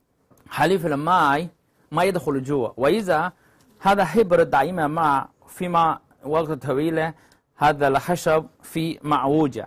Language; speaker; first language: Arabic; non-native, learner; Chinese